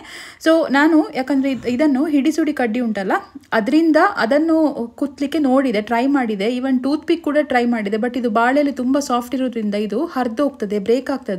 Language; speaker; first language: Kannada; native; Kannada